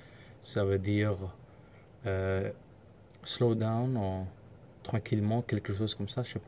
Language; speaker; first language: French; non-native, learner; Somali